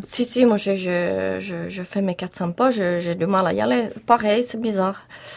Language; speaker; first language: French; non-native, fluent; Finnish